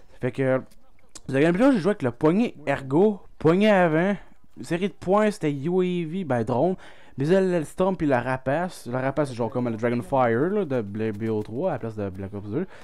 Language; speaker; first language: French; native; French